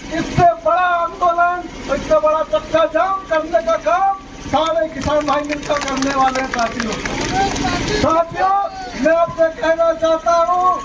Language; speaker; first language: Hindi; native; Hindi